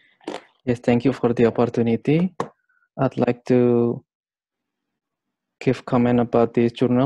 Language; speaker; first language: English; non-native, learner; Indonesian